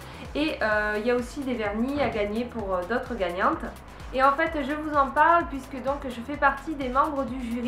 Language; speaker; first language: French; native; French